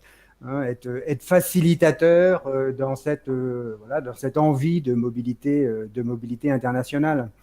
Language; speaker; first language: French; native; French